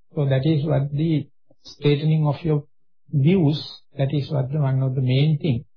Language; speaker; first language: English; non-native, local second language; Sinhala